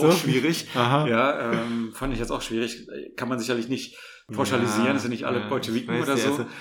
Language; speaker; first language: German; native; German